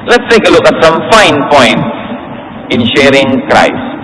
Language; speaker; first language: English; non-native, local second language; Filipino